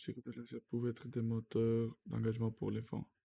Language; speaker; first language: French; non-native, learner; Russian